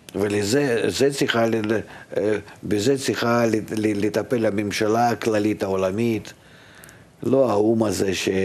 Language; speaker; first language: Hebrew; non-native, fluent; Russian